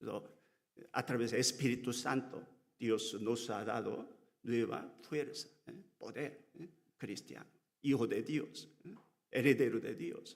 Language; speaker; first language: Spanish; non-native, learner; Korean